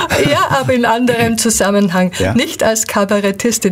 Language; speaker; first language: German; native; German